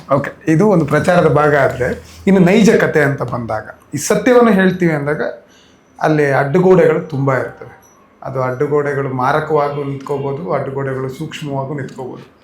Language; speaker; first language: Kannada; native; Kannada